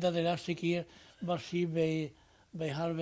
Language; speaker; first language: Dutch; non-native, learner; Spanish